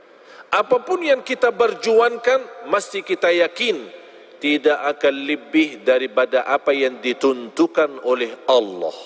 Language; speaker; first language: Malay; non-native, fluent; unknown